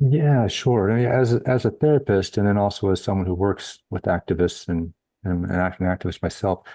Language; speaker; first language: English; native; English